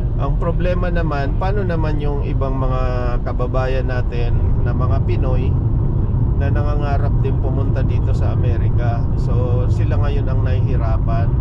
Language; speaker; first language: Filipino; native; Filipino